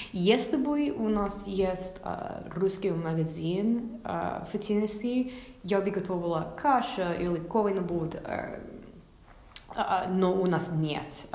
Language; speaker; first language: Russian; non-native, learner; English